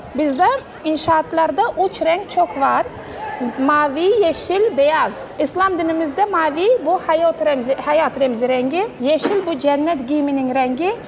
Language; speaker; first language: Turkish; non-native, learner; Uzbek